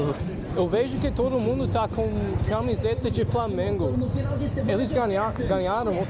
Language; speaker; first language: Portuguese; non-native, learner; English